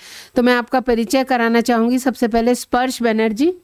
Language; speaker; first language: Hindi; native; Hindi